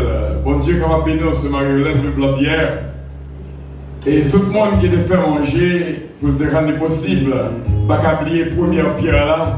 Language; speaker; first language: French; non-native, local second language; Haitian Creole